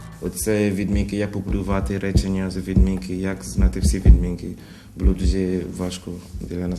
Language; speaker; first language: Ukrainian; non-native, learner; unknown